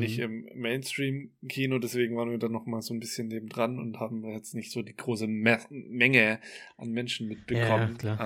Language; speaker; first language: German; native; German